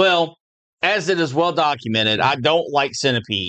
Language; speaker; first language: English; native; English